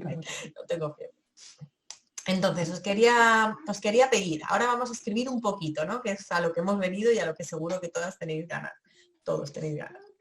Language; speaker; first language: Spanish; native; Spanish